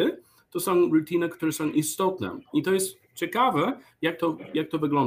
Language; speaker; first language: Polish; non-native, learner; English